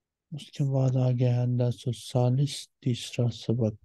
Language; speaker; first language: Urdu; native; Urdu